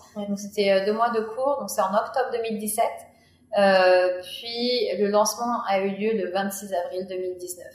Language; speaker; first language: French; native; French